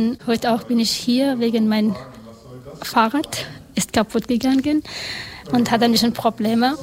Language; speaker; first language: German; non-native, learner; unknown